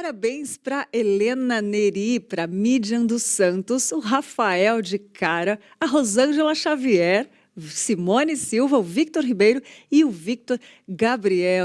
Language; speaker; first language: Portuguese; native; Portuguese